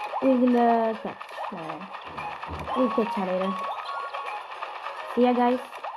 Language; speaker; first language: English; non-native, learner; Italian